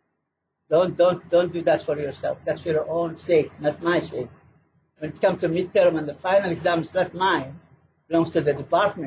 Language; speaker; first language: English; non-native, fluent; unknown